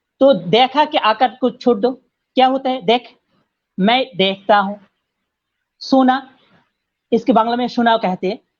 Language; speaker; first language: Urdu; non-native, fluent; Bangla